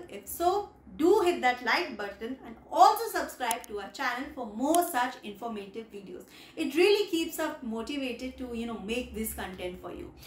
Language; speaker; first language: English; non-native, local second language; Hindi